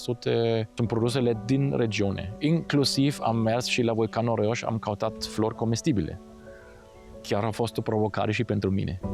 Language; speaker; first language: Romanian; non-native, fluent; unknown